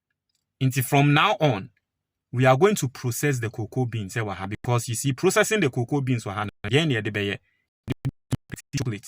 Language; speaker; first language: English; non-native, local second language; Akan